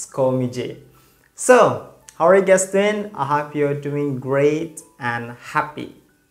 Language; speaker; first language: English; non-native, fluent; Indonesian